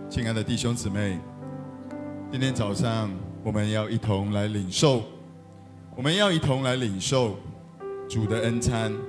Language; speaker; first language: Chinese; native; Chinese